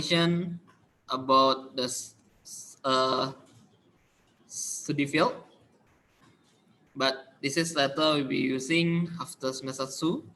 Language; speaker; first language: English; non-native, learner; Indonesian